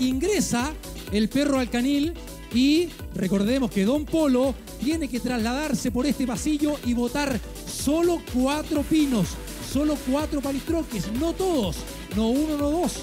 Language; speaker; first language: Spanish; native; Spanish